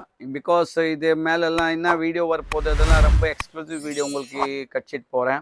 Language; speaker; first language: Tamil; non-native, fluent; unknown